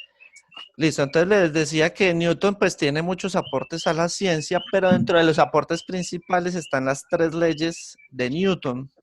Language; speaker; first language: Spanish; native; Spanish